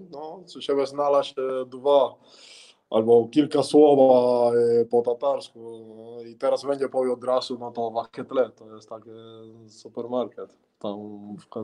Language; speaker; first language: Polish; non-native, learner; Spanish